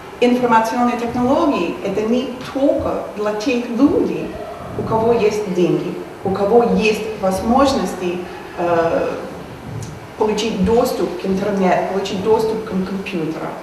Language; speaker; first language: Russian; non-native, learner; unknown